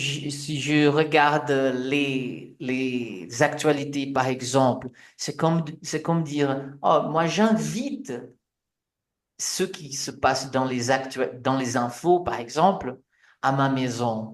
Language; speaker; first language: French; non-native, fluent; Portuguese